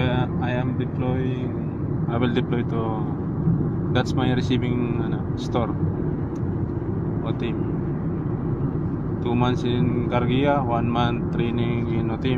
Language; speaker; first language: English; non-native, learner; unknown